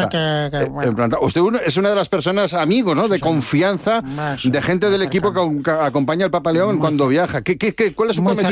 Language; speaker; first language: Spanish; native; Spanish